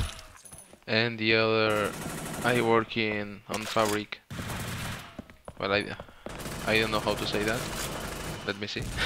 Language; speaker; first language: English; non-native, learner; Spanish